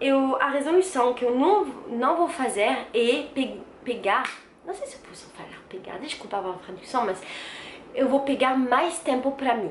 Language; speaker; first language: Portuguese; non-native, learner; French